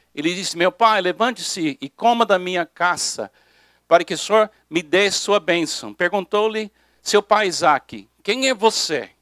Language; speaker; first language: Portuguese; non-native, fluent; English